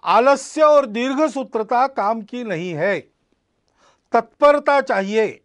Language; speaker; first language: Hindi; non-native, local second language; Marathi